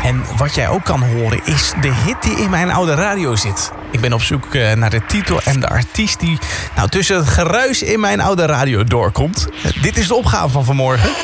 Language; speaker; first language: Dutch; native; Dutch